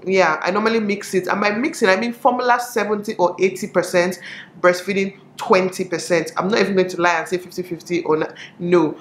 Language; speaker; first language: English; non-native, local second language; Igbo